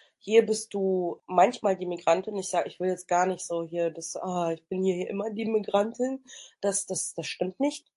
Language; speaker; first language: German; early bilingual, other home language; Russian